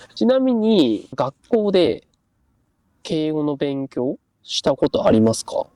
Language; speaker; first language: Japanese; native; Japanese